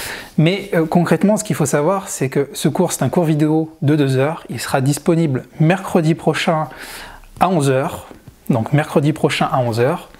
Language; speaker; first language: French; native; French